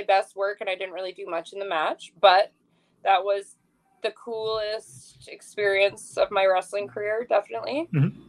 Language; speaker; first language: English; native; English